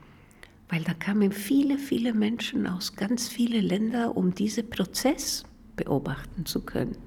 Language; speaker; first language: German; non-native, fluent; Spanish